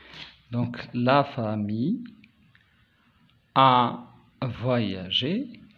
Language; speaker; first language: French; non-native, local second language; Arabic